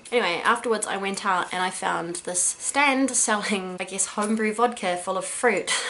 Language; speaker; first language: English; native; English